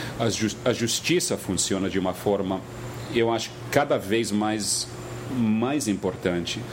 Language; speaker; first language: Portuguese; non-native, fluent; English